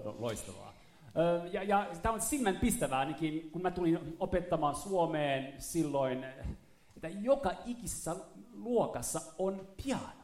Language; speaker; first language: Finnish; non-native, fluent; French